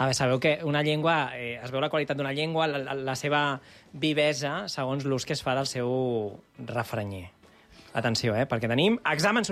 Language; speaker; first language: Catalan; native; Catalan